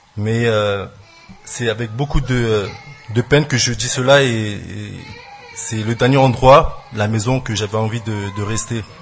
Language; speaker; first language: French; early bilingual, other home language; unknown